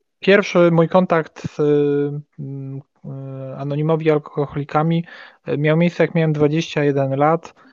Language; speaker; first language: Polish; native; Polish